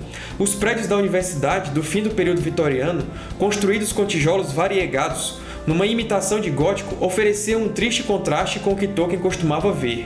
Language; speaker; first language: Portuguese; native; Portuguese